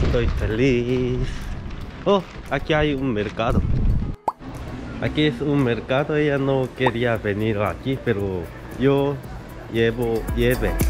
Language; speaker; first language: Spanish; non-native, learner; Korean